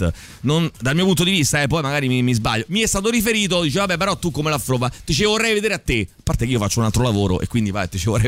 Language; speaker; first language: Italian; native; Italian